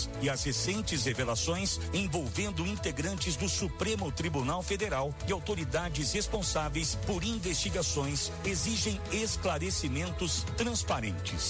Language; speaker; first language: Portuguese; native; Portuguese